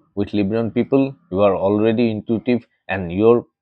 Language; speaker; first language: English; non-native, local second language; Assamese